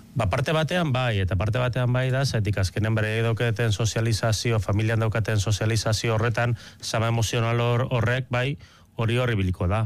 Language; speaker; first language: Basque; native; Basque